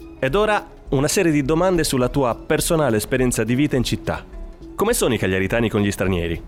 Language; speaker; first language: Italian; native; Italian